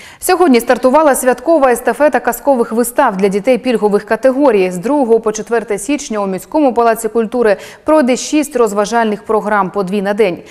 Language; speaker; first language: Ukrainian; native; Ukrainian